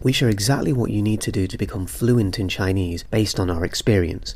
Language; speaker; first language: English; native; English